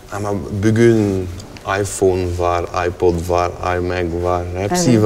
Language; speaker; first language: Turkish; non-native, learner; Dutch